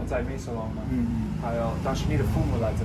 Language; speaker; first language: Chinese; non-native, learner; English